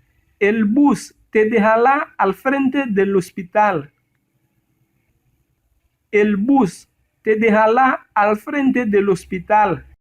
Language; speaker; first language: Spanish; non-native, learner; Haitian Creole